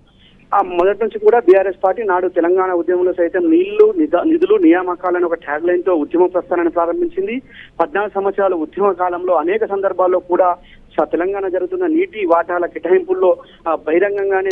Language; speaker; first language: Telugu; native; Telugu